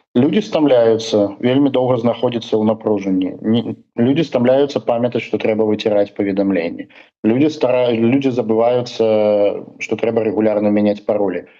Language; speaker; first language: Belarusian; non-native, local second language; Russian